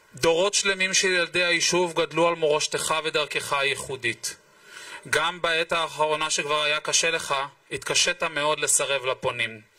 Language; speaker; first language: Hebrew; native; Hebrew